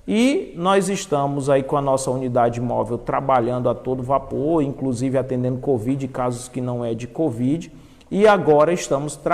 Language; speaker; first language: Portuguese; native; Portuguese